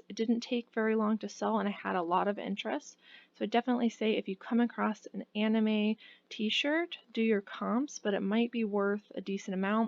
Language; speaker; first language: English; native; English